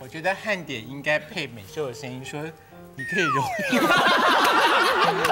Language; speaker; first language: Chinese; native; Chinese